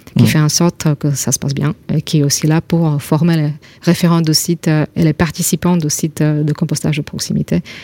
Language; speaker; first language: French; non-native, fluent; Slovak